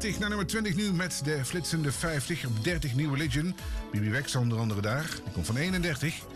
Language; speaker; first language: Dutch; native; Dutch